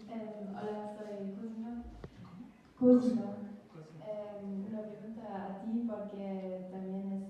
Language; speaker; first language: Spanish; non-native, learner; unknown